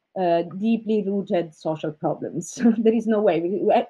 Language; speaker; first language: English; non-native, fluent; Italian